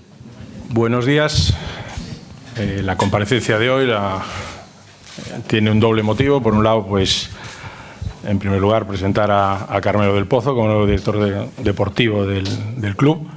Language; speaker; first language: Spanish; native; Spanish